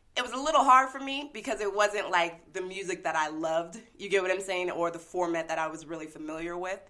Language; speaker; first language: English; native; English